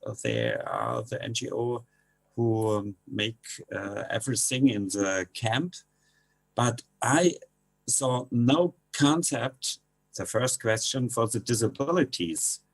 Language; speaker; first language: English; non-native, learner; German